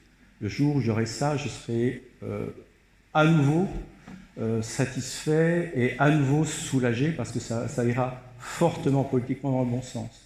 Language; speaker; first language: French; native; French